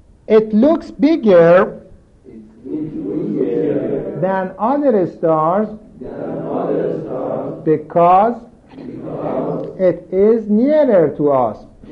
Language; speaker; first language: English; non-native, fluent; Persian